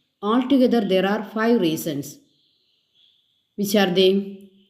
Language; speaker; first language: English; non-native, local second language; Malayalam